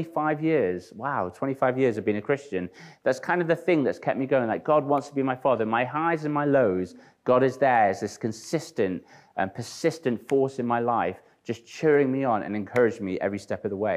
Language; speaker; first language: English; native; English